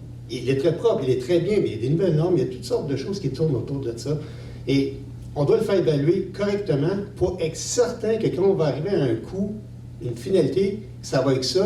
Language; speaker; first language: French; native; French